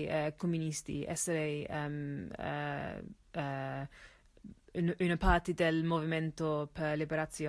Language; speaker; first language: Italian; non-native, learner; English